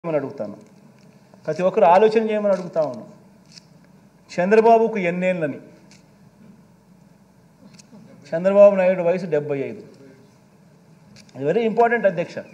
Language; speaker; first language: Telugu; native; Telugu